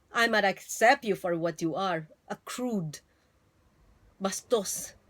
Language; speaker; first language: English; non-native, local second language; Filipino